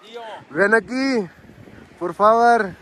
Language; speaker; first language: Spanish; non-native, learner; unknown